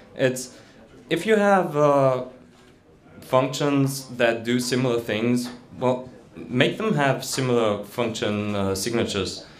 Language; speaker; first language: English; non-native, fluent; German